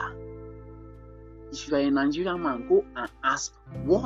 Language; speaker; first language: English; non-native, local second language; Igbo